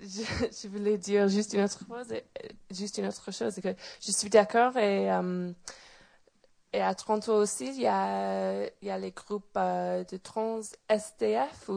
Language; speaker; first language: French; non-native, fluent; English